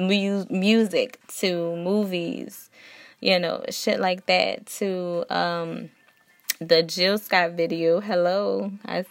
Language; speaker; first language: English; native; English